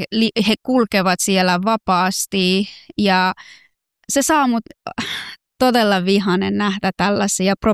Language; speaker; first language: Finnish; non-native, fluent; Persian